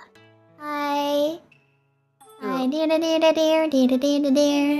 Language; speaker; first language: Japanese; non-native, learner; English